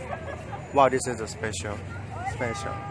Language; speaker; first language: English; non-native, learner; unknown